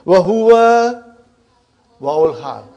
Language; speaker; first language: Arabic; non-native, fluent; English